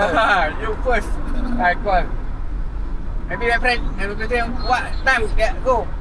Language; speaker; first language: English; non-native, learner; Malay